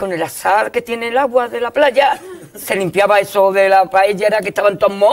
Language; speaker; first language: Spanish; native; Spanish